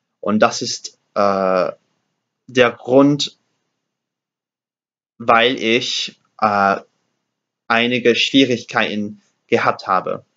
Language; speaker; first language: German; non-native, learner; English